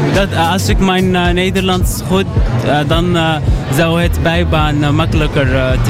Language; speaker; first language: Dutch; non-native, learner; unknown